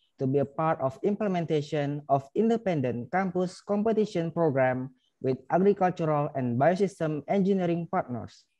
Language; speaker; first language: English; non-native, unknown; Indonesian